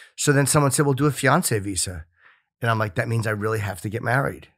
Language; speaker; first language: English; native; English